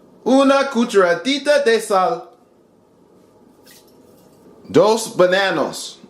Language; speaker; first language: Spanish; non-native, learner; English